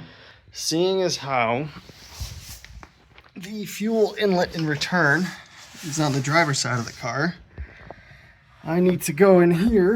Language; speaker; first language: English; native; English